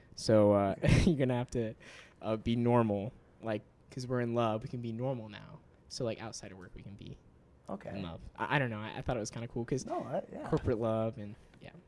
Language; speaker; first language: English; native; English